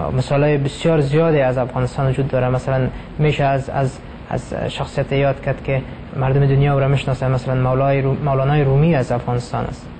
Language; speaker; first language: Persian; non-native, local second language; Pashto